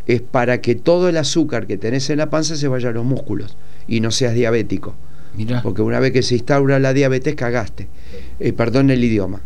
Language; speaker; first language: Spanish; native; Spanish